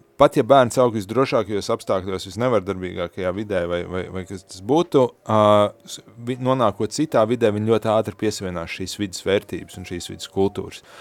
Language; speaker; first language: Latvian; native; Latvian